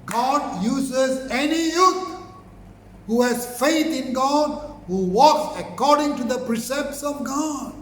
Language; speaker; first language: English; non-native, local second language; Tamil